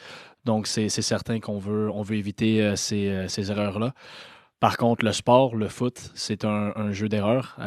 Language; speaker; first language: French; native; French